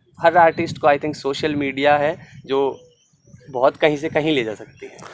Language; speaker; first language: Hindi; native; Hindi